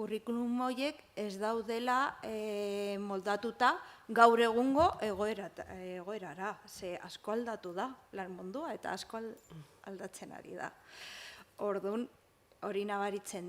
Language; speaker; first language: Basque; non-native, local second language; Spanish